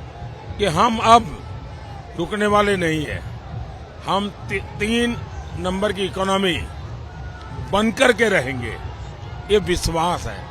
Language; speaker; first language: Hindi; non-native, local second language; Gujarati